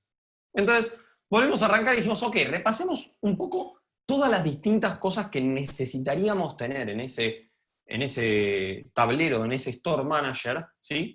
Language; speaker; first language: Spanish; native; Spanish